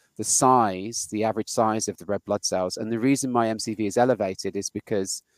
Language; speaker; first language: English; native; English